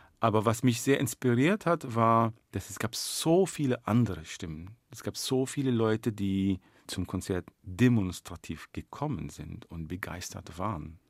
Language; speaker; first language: German; non-native, fluent; Arabic